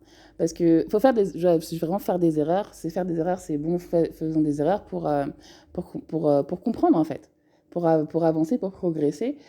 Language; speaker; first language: French; native; French